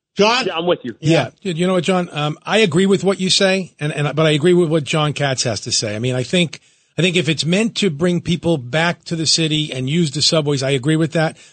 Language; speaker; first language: English; early bilingual, other home language; Italian